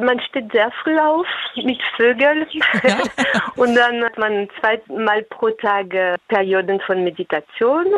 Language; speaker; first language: German; non-native, fluent; French